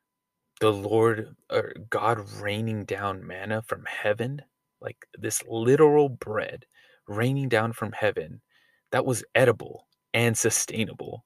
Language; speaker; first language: English; native; English